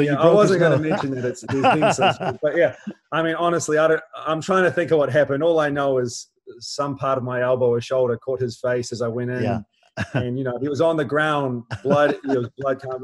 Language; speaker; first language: English; native; English